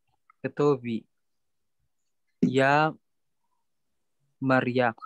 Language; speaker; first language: Russian; non-native, learner; Indonesian